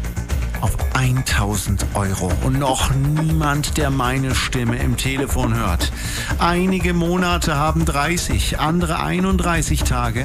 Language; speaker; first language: German; native; German